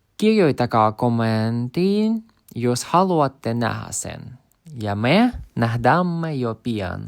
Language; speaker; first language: Finnish; non-native, learner; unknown